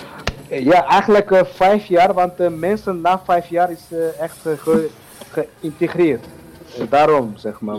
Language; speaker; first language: Dutch; non-native, learner; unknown